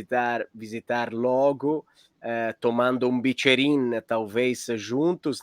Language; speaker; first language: Portuguese; non-native, fluent; Italian